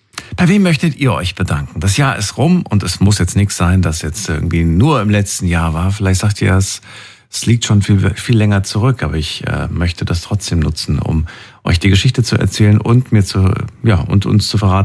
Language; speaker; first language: German; native; German